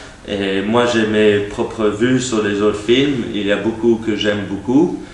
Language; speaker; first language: French; non-native, learner; English